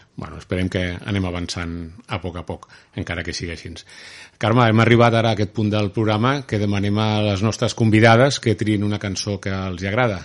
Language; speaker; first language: Catalan; native; Catalan